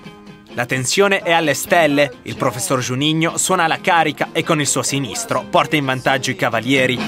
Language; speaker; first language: Italian; native; Italian